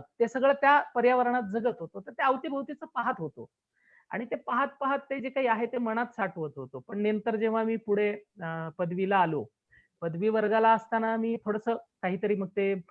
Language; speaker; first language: Marathi; non-native, local second language; Lambadi